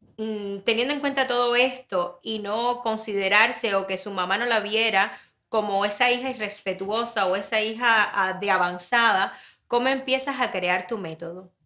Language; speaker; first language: Spanish; native; Spanish